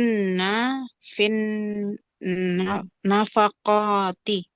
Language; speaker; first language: Arabic; non-native, learner; Indonesian